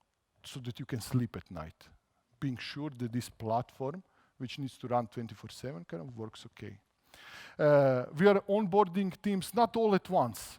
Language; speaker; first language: English; non-native, fluent; Croatian